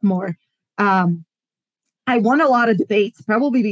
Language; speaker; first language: English; non-native, fluent; Polish